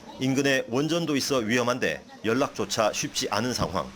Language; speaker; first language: Korean; native; Korean